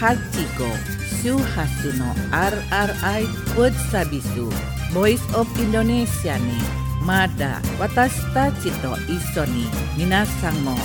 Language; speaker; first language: Japanese; non-native, fluent; Indonesian